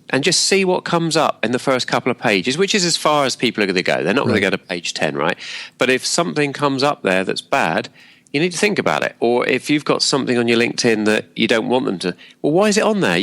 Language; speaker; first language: English; native; English